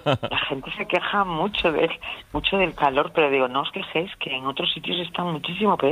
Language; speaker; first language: Spanish; native; Spanish